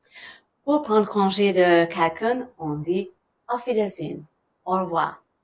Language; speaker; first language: French; non-native, fluent; German